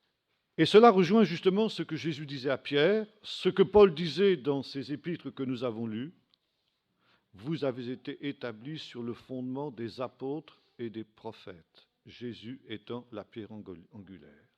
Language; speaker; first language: French; native; French